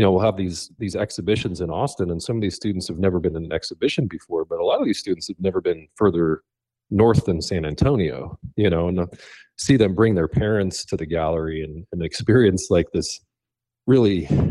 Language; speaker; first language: English; native; English